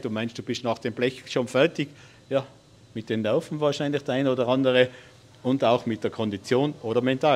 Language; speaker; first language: German; native; German